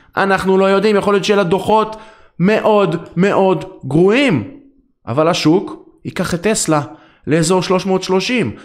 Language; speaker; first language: Hebrew; native; Hebrew